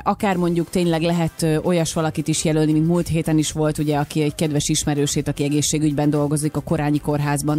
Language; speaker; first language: Hungarian; native; Hungarian